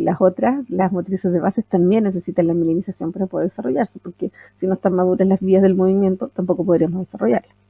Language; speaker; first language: Spanish; native; Spanish